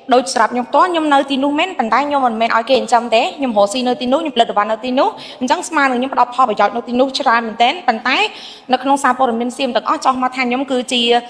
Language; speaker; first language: Khmer; native; Khmer